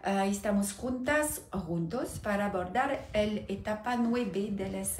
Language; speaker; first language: Spanish; non-native, learner; French